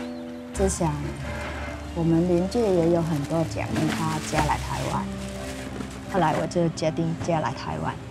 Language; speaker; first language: Chinese; non-native, fluent; Vietnamese